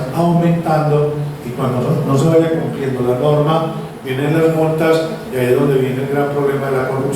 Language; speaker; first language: Spanish; native; Spanish